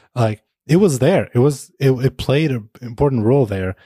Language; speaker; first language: English; non-native, fluent; Portuguese